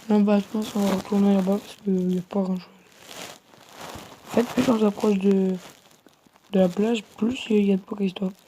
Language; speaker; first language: French; native; French